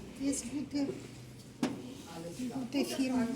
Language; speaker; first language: German; non-native, learner; Polish